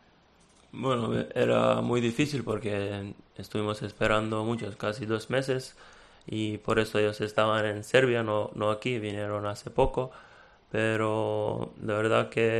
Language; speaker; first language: Spanish; non-native, fluent; Serbian